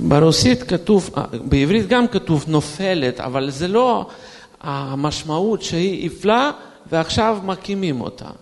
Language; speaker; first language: Hebrew; non-native, fluent; Russian